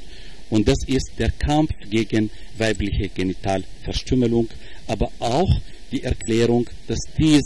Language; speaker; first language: German; non-native, fluent; Arabic